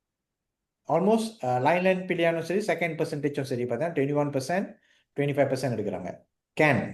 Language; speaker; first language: Tamil; native; Tamil